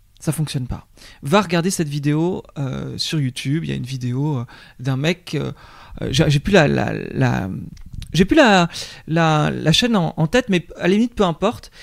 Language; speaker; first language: French; native; French